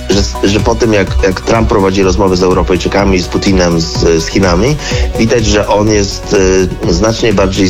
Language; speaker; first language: Polish; native; Polish